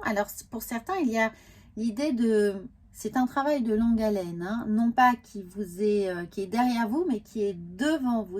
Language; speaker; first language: French; native; French